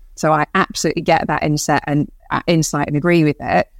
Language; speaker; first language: English; native; English